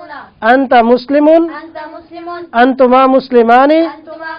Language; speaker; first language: Arabic; non-native, fluent; Urdu